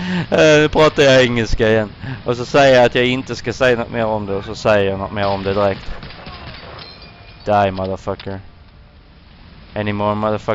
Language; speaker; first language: Swedish; native; Swedish